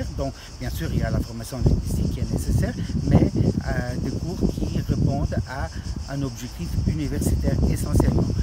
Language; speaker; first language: French; non-native, fluent; Portuguese